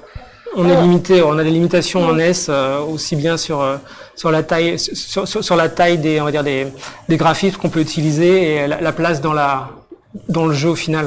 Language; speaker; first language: French; native; French